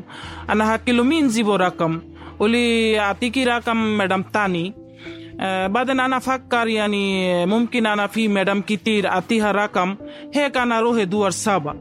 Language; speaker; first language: Arabic; non-native, learner; Bangla